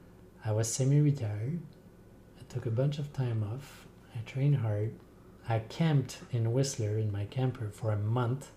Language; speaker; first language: English; non-native, fluent; French